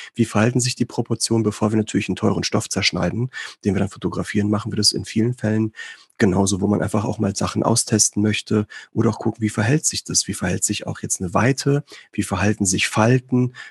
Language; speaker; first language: German; early bilingual, other home language; Greek